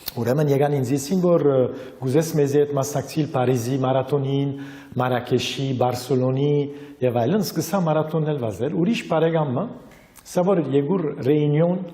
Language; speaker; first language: Armenian; early bilingual, heritage; Armenian